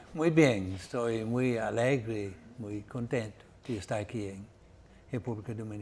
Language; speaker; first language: Spanish; non-native, fluent; Portuguese